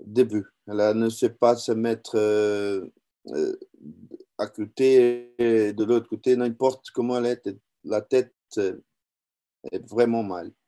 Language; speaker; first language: French; non-native, learner; Portuguese